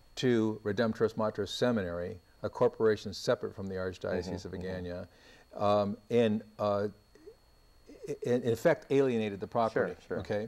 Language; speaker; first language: English; native; English